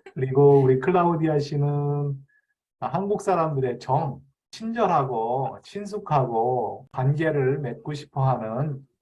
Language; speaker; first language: Korean; native; Korean